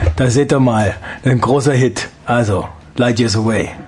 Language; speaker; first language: German; native; German